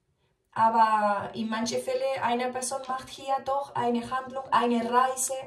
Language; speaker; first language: German; non-native, fluent; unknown